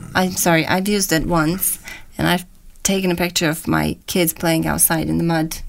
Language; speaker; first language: English; non-native, fluent; Romanian